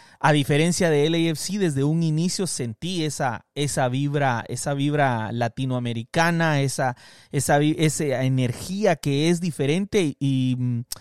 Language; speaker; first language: Spanish; native; Spanish